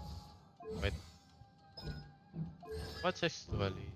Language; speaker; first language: English; non-native, learner; Indonesian